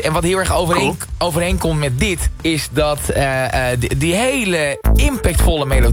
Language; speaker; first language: Dutch; native; Dutch